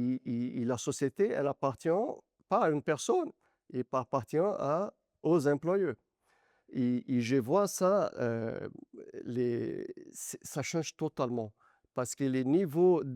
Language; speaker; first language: French; non-native, learner; Portuguese